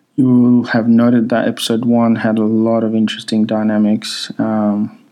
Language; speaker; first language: English; early bilingual, other home language; Swahili